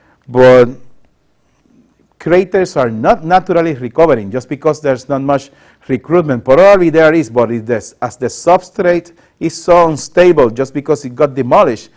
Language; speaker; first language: English; non-native, local second language; Spanish